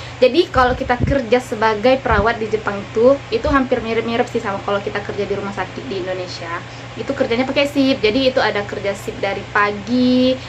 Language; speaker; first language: Indonesian; native; Indonesian